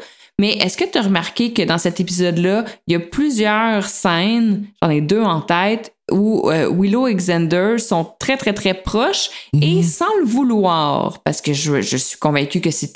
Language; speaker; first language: French; native; French